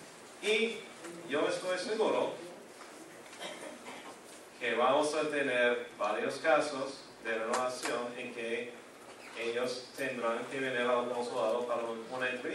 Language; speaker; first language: Spanish; non-native, fluent; English